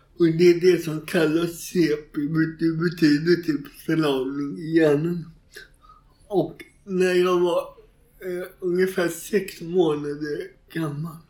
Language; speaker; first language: Swedish; native; Swedish